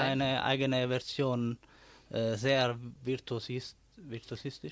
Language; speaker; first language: German; non-native, learner; Italian